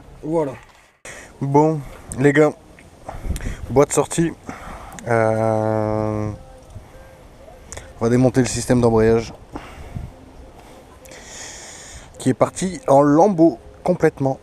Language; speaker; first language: French; native; French